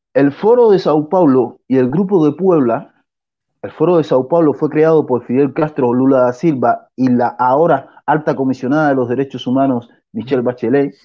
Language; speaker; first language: Spanish; native; Spanish